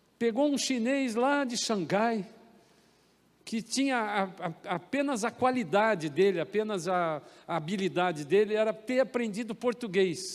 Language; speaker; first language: Portuguese; native; Portuguese